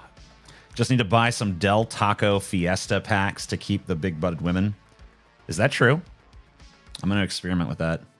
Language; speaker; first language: English; native; English